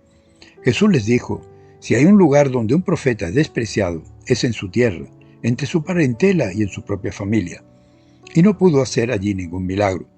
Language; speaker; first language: Spanish; native; Spanish